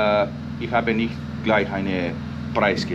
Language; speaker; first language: German; non-native, learner; Croatian